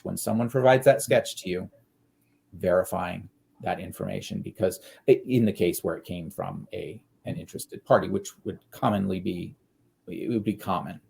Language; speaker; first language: English; native; English